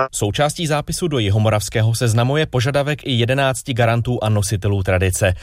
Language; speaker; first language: Czech; native; Czech